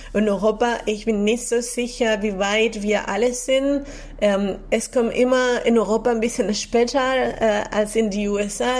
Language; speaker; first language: German; non-native, fluent; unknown